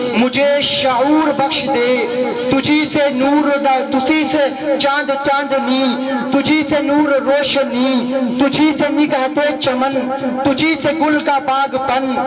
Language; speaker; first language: Urdu; non-native, local second language; Punjabi